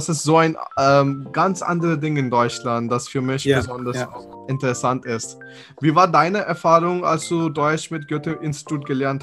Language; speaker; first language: German; non-native, fluent; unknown